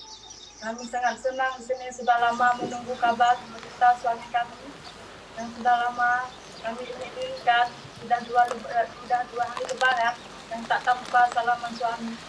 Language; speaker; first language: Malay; non-native, local second language; Achinese